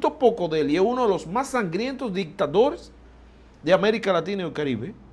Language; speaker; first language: Portuguese; non-native, fluent; Spanish